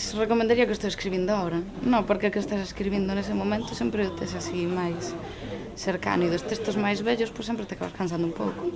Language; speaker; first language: Galician; native; Galician